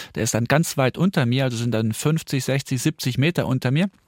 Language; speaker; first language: German; native; German